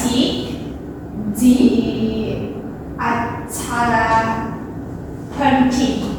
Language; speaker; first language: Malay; non-native, learner; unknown